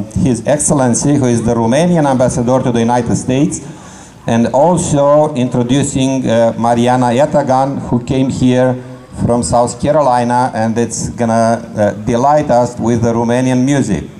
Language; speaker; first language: English; non-native, fluent; Romanian